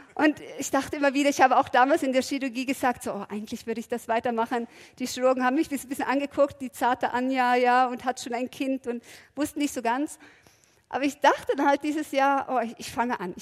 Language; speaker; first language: German; non-native, fluent; Norwegian